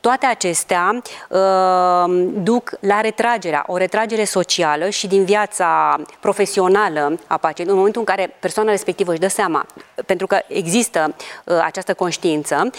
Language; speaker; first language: Romanian; native; Romanian